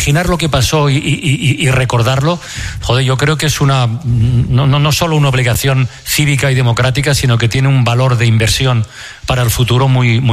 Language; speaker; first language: Spanish; native; Spanish